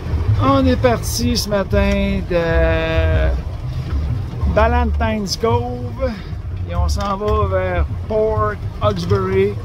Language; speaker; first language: French; native; French